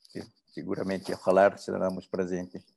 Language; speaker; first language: Spanish; non-native, learner; Portuguese